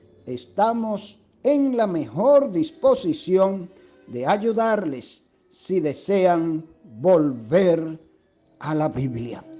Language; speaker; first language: Spanish; native; Spanish